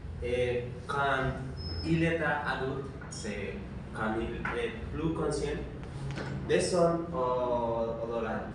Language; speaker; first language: French; non-native, learner; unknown